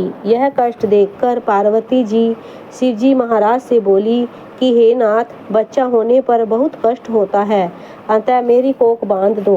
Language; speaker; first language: Hindi; native; Hindi